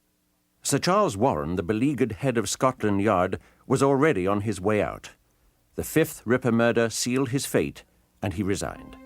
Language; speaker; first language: English; native; English